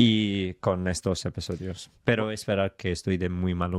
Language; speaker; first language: Spanish; non-native, fluent; English